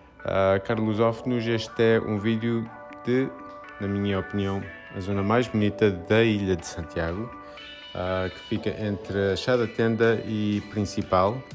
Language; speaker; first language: Portuguese; non-native, fluent; English